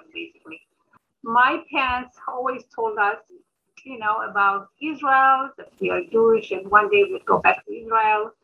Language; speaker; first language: English; early bilingual, other home language; Amharic